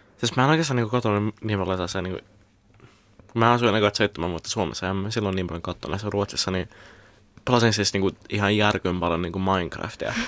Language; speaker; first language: Finnish; early bilingual, heritage; Finnish